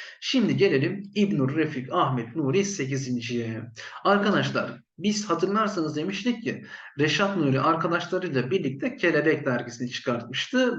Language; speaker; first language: Turkish; native; Turkish